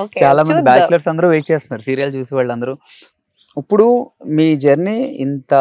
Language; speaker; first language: Telugu; native; Telugu